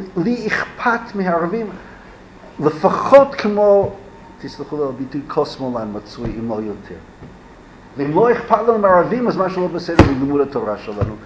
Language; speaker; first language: Hebrew; non-native, fluent; English